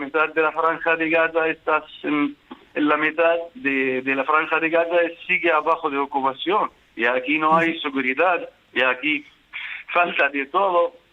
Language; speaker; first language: Spanish; non-native, fluent; Arabic